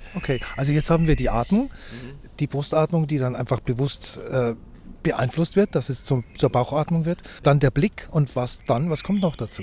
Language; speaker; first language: German; native; German